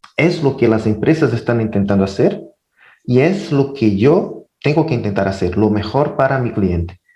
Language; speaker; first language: Spanish; non-native, fluent; Portuguese